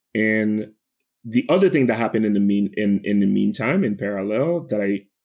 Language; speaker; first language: English; non-native, fluent; French